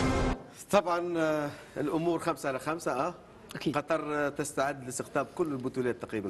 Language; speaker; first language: Arabic; native; Arabic